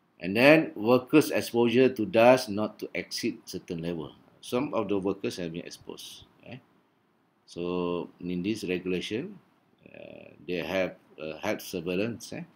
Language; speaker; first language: English; non-native, local second language; Malay